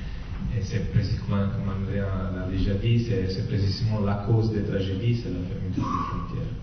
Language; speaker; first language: French; non-native, fluent; Italian